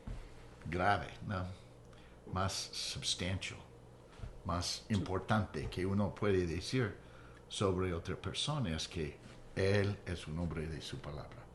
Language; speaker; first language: Spanish; non-native, fluent; English